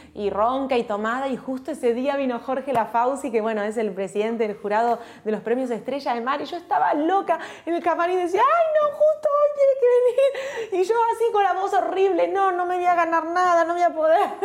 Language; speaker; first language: Spanish; native; Spanish